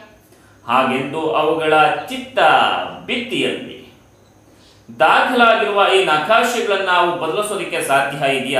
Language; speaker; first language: Kannada; native; Kannada